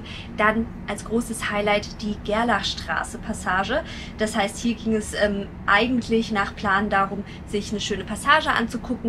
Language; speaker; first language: German; native; German